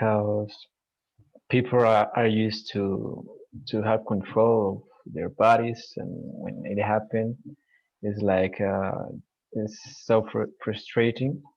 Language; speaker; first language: English; non-native, learner; Spanish